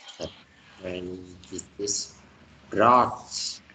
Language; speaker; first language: English; non-native, learner; Vietnamese